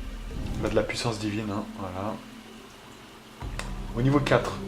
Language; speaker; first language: French; native; French